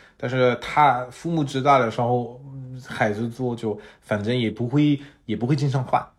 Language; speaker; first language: Chinese; non-native, fluent; French